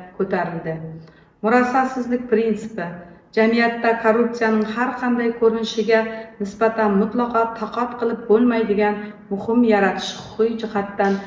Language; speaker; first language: Uzbek; non-native, local second language; Kara-Kalpak